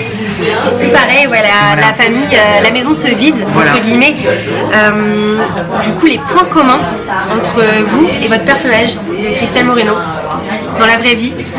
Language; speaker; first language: French; native; French